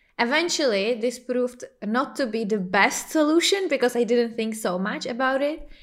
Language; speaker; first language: English; non-native, fluent; Czech